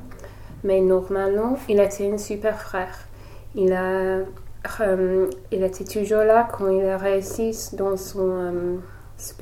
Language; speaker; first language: French; non-native, learner; English